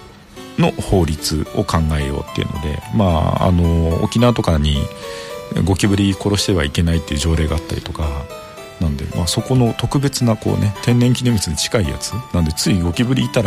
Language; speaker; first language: Japanese; native; Japanese